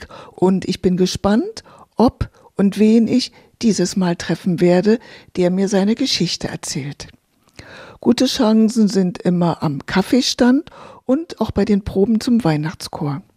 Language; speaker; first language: German; native; German